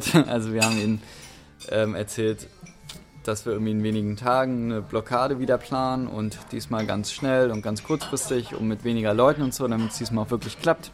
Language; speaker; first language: German; native; German